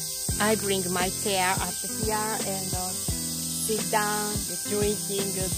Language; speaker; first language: English; non-native, learner; Japanese